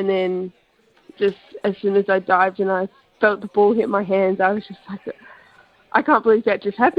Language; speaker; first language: English; native; English